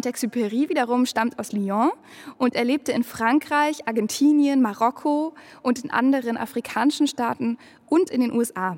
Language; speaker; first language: German; native; German